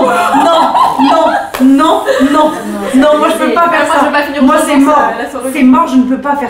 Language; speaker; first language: French; native; French